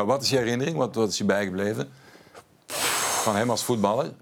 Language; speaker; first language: Dutch; native; Dutch